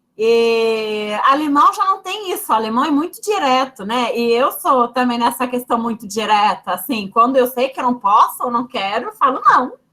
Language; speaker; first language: Portuguese; non-native, fluent; German